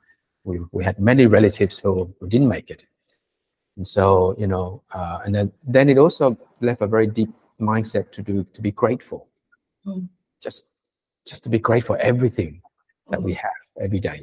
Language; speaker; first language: English; early bilingual, other home language; Vietnamese